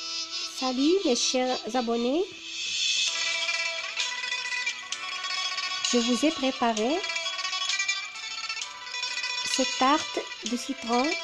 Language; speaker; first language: French; non-native, local second language; Arabic